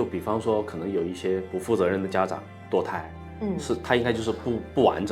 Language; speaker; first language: Chinese; native; Chinese